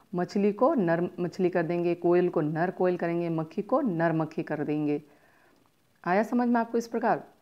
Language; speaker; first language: Hindi; native; Hindi